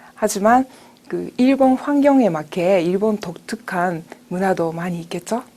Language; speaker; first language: Korean; non-native, fluent; Japanese